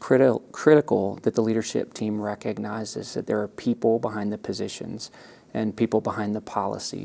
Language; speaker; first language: English; native; English